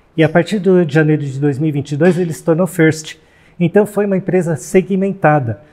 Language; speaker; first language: Portuguese; native; Portuguese